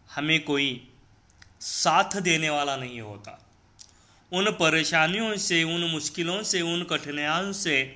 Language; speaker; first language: Hindi; non-native, local second language; Marathi